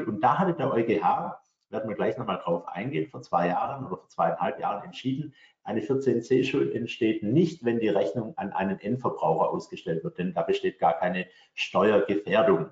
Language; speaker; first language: German; native; German